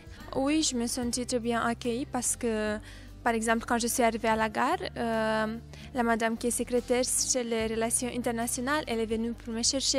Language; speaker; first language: French; non-native, fluent; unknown